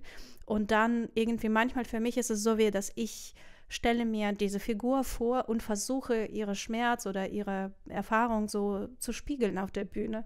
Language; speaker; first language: German; non-native, fluent; Russian